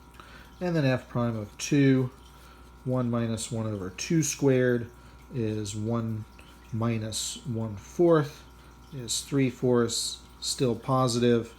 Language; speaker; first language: English; native; English